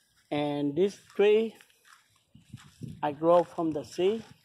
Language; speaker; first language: English; non-native, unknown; Vietnamese